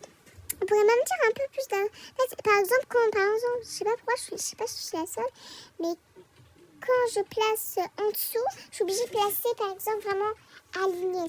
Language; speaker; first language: French; native; French